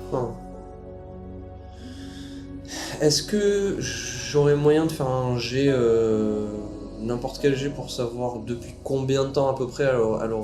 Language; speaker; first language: French; native; French